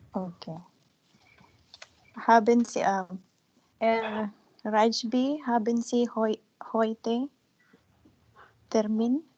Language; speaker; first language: German; non-native, learner; Filipino